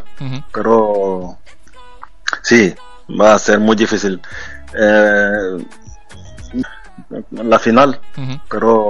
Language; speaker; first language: Spanish; non-native, fluent; French